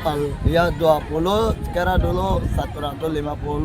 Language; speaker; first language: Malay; non-native, learner; Rohingya